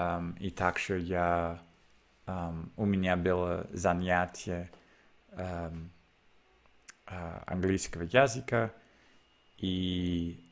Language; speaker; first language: Russian; non-native, learner; English